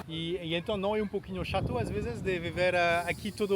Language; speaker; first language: Portuguese; non-native, learner; French